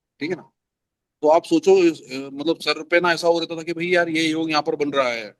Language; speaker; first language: Hindi; native; Hindi